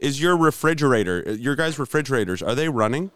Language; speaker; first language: English; native; English